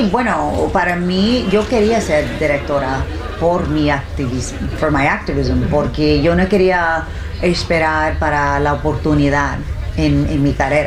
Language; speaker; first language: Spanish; non-native, learner; English